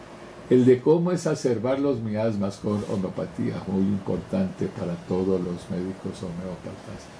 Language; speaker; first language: Spanish; native; Spanish